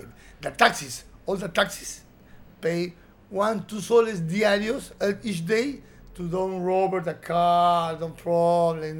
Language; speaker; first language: English; non-native, learner; Spanish